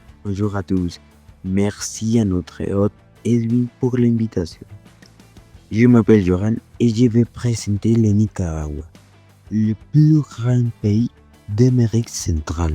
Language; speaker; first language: French; non-native, fluent; Spanish